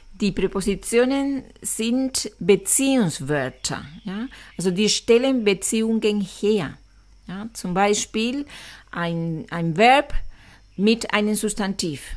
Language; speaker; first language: German; non-native, fluent; Spanish